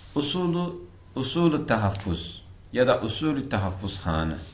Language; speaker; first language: Turkish; non-native, fluent; Arabic